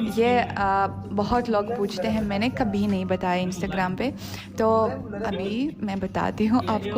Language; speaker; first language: Hindi; non-native, fluent; Russian